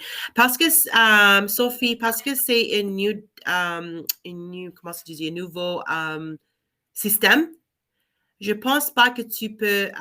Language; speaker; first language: French; non-native, learner; English